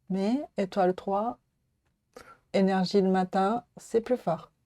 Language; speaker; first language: French; non-native, learner; Japanese